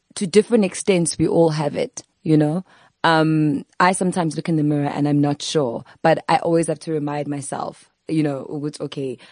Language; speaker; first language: English; non-native, local second language; Zulu